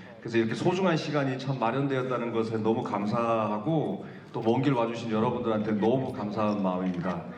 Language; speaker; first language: Korean; native; Korean